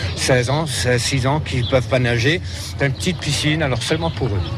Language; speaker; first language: French; non-native, fluent; German